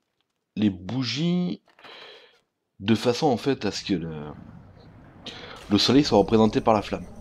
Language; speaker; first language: French; native; French